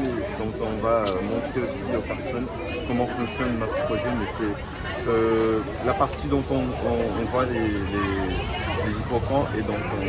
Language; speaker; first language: French; non-native, fluent; Portuguese